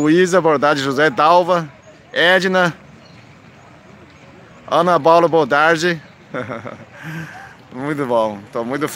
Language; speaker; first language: Portuguese; non-native, fluent; Chinese